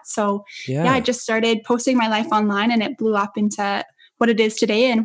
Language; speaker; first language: English; native; English